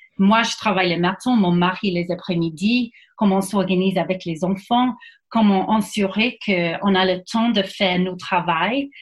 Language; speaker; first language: French; non-native, fluent; English